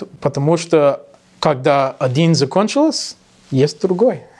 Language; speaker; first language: Russian; non-native, learner; English